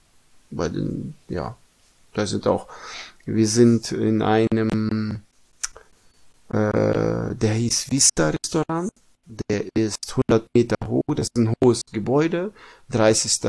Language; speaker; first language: German; non-native, fluent; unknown